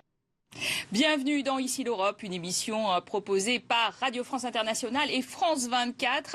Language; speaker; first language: French; native; French